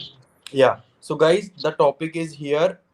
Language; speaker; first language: English; non-native, local second language; Hindi